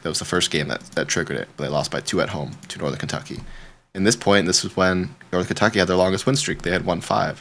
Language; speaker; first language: English; native; English